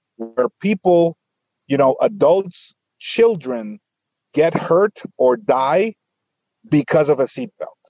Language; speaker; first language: English; non-native, fluent; Spanish